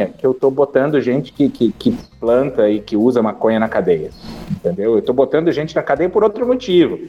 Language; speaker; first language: Portuguese; native; Portuguese